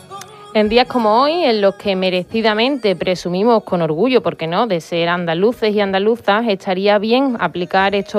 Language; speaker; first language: Spanish; native; Spanish